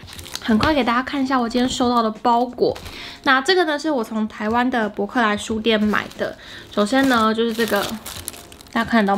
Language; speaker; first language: Chinese; native; Chinese